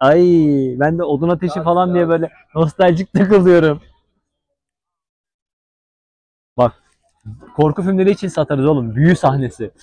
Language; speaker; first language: Turkish; native; Turkish